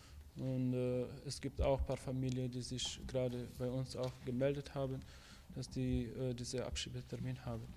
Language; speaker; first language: German; non-native, fluent; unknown